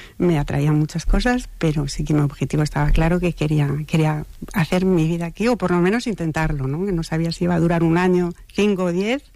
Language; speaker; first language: Spanish; non-native, fluent; French